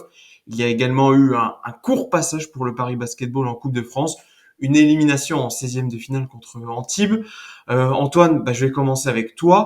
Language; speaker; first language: French; native; French